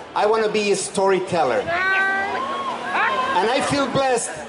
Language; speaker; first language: English; non-native, fluent; Spanish